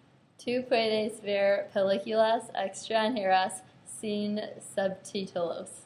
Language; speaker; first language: Spanish; non-native, learner; English